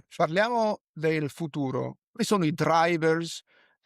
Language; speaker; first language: Italian; native; Italian